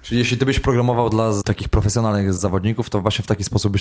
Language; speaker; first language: Polish; native; Polish